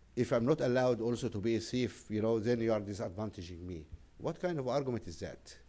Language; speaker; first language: English; non-native, fluent; Arabic